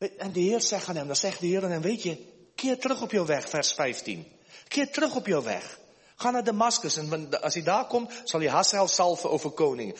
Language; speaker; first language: Dutch; early bilingual, heritage; Dutch